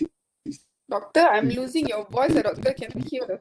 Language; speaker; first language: English; non-native, local second language; Malay